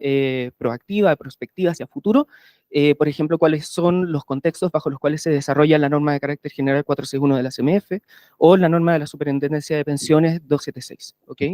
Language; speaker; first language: Spanish; native; Spanish